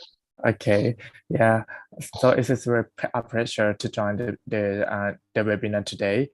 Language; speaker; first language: English; non-native, fluent; Thai